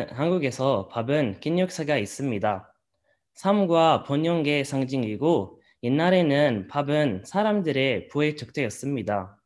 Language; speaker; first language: Korean; non-native, learner; Arabic